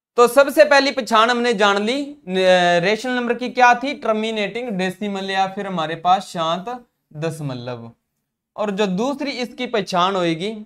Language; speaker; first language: Hindi; non-native, local second language; Punjabi